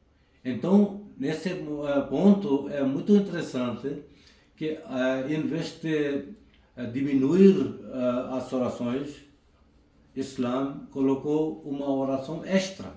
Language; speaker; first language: Portuguese; non-native, fluent; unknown